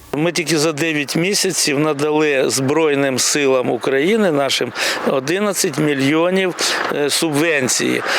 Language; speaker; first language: Ukrainian; native; Ukrainian